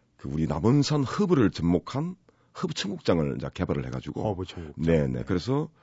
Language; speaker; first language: Korean; native; Korean